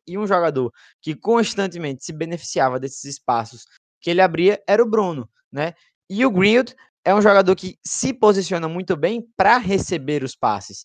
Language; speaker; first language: Portuguese; native; Portuguese